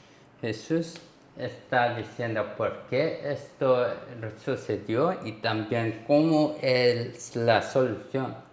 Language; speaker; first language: Spanish; non-native, learner; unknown